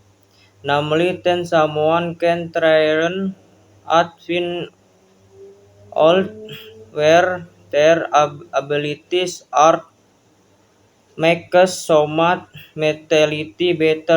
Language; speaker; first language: English; non-native, learner; Indonesian